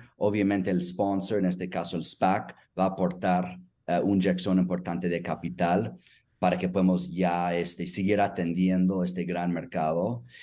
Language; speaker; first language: Spanish; non-native, fluent; English